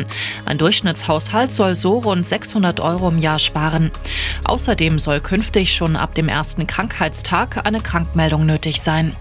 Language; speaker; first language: German; native; German